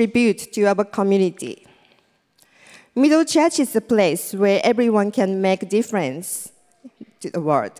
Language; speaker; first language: English; non-native, fluent; Japanese